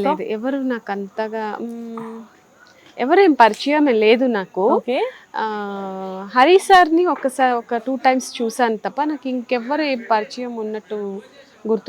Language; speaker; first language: Telugu; non-native, fluent; Tamil